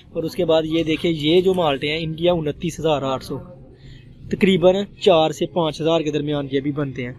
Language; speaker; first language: Urdu; non-native, local second language; Punjabi